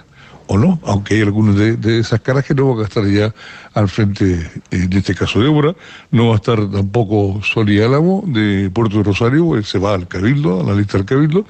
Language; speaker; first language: Spanish; native; Spanish